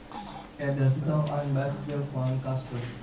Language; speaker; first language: German; non-native, learner; Indonesian